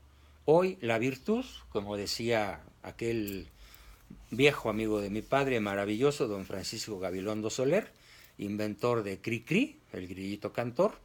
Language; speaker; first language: Spanish; native; Spanish